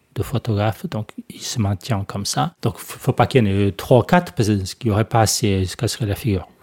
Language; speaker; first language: French; non-native, fluent; Portuguese